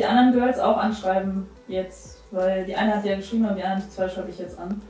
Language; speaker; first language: German; native; German